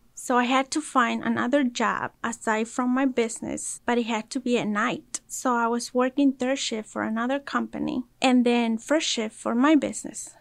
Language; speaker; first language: English; early bilingual, other home language; Spanish